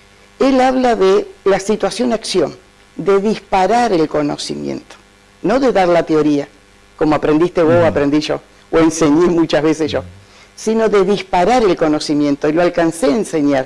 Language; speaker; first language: Spanish; native; Spanish